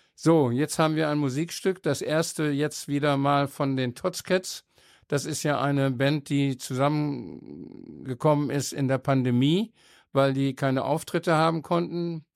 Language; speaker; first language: German; native; German